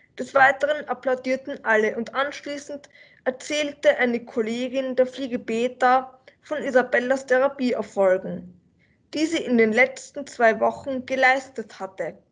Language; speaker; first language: German; native; German